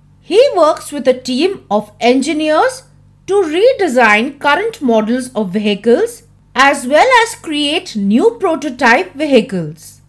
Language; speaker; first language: English; non-native, local second language; Hindi